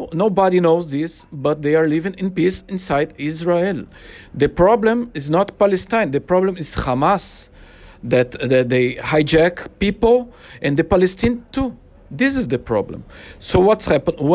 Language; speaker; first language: English; non-native, learner; Portuguese